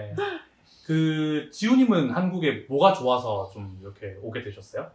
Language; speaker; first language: Korean; native; Korean